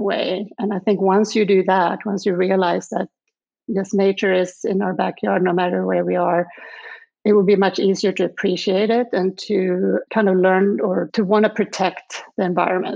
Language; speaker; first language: English; non-native, fluent; Swedish